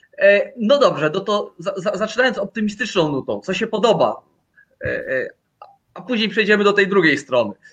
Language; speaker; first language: Polish; native; Polish